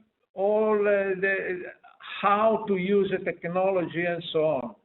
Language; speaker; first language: English; non-native, fluent; Italian